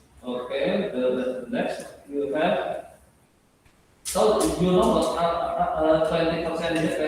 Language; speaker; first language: English; non-native, learner; Indonesian